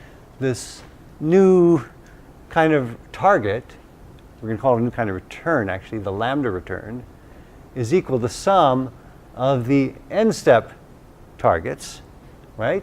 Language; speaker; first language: English; native; English